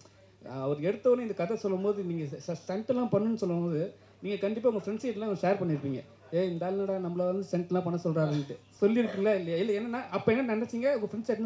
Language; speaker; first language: Tamil; native; Tamil